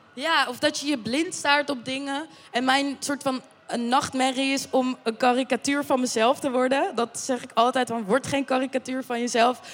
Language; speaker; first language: Dutch; native; Dutch